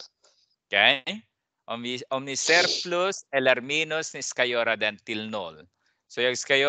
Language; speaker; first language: Swedish; non-native, fluent; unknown